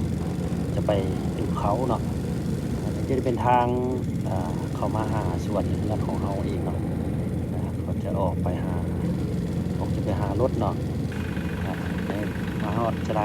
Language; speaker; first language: Thai; non-native, local second language; Northeastern Thai